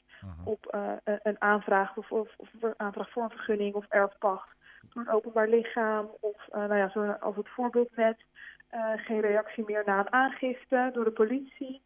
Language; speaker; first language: Dutch; native; Dutch